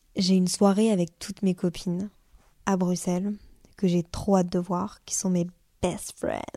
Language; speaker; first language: French; native; French